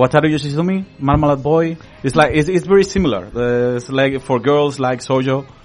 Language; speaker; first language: English; non-native, fluent; Spanish